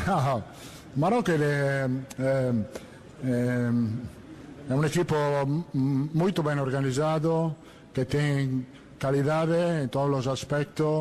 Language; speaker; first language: Portuguese; non-native, learner; Italian